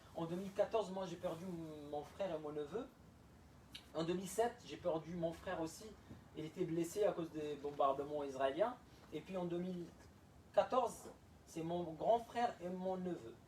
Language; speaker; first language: French; non-native, fluent; Arabic